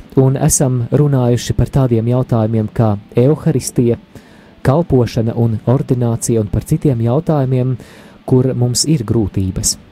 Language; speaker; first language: Latvian; native; Latvian